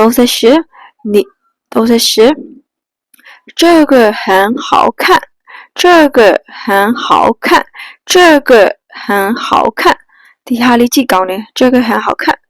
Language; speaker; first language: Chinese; non-native, fluent; Burmese